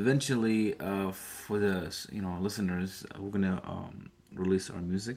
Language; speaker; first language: English; early bilingual, other home language; Arabic